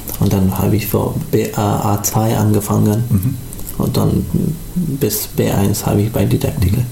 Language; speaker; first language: German; non-native, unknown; Pashto